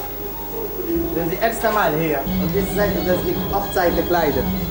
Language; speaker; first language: German; non-native, learner; Arabic